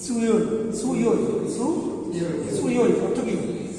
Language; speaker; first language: Japanese; non-native, fluent; Bangla